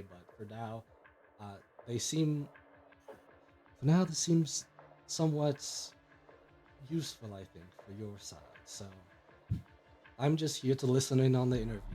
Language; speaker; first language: English; native; English